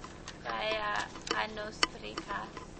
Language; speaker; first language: Italian; non-native, learner; English